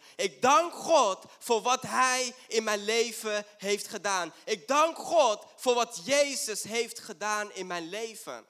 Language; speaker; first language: Dutch; non-native, fluent; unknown